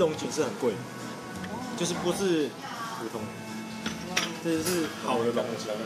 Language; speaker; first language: English; non-native, learner; Chinese